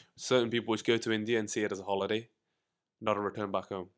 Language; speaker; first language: English; early bilingual, other home language; Hindi